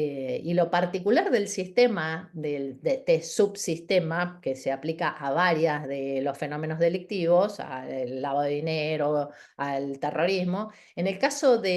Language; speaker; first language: Spanish; native; Spanish